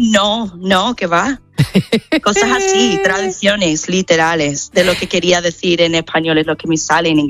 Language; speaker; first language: Spanish; non-native, fluent; English